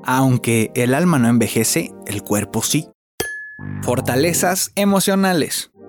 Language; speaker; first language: Spanish; native; Spanish